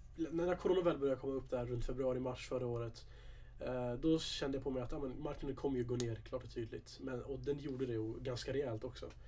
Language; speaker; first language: Swedish; early bilingual, other home language; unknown